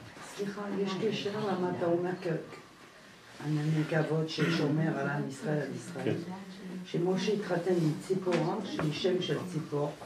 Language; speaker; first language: Hebrew; non-native, learner; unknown